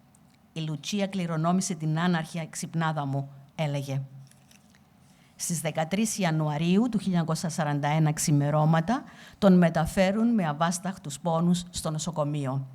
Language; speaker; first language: Greek; native; Greek